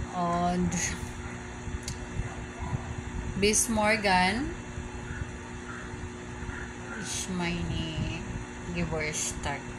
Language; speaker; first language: German; non-native, learner; English